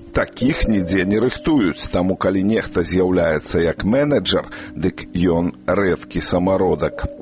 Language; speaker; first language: Belarusian; native; Belarusian